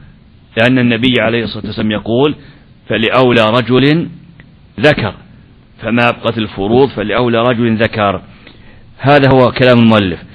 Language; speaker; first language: Arabic; native; Arabic